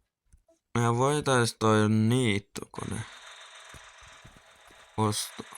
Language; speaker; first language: Finnish; native; Finnish